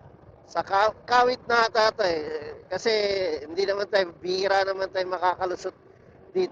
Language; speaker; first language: Filipino; native; Filipino